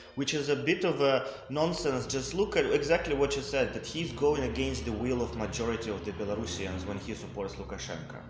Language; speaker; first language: English; non-native, fluent; Russian